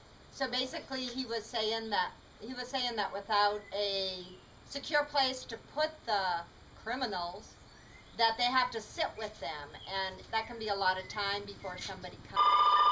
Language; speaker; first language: English; native; English